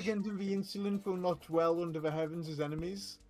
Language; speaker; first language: English; native; English